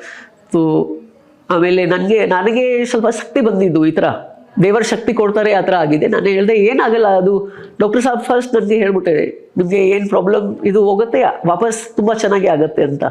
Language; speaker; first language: Kannada; non-native, local second language; Hindi